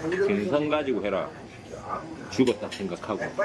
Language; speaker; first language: Korean; native; Korean